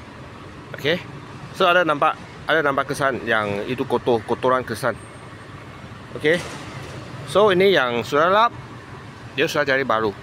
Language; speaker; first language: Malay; non-native, local second language; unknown